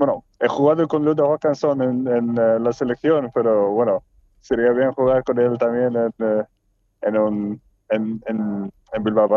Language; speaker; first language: Spanish; non-native, fluent; Swedish